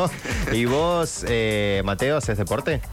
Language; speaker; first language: Spanish; native; Spanish